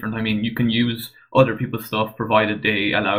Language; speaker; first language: English; native; English